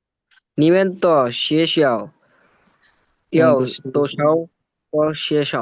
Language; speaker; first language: Chinese; non-native, learner; Bangla